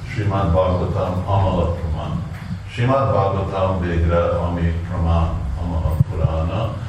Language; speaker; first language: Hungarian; non-native, learner; Russian